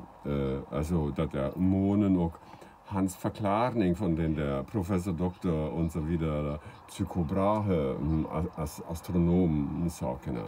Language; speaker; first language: Swedish; non-native, fluent; German